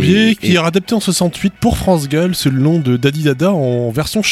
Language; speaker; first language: French; native; French